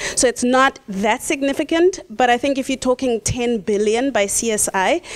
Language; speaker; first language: English; non-native, local second language; Tswana